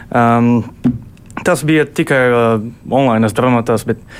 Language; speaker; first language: Latvian; early bilingual, other home language; Portuguese